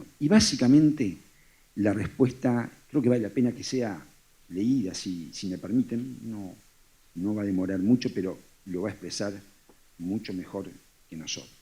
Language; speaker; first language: Spanish; native; Spanish